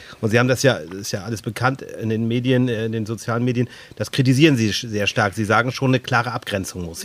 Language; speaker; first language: German; native; German